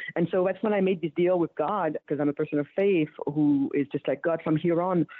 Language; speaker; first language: English; early bilingual, other home language; Wolof